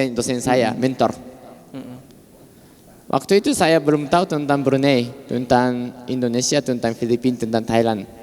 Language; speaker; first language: Indonesian; non-native, fluent; Japanese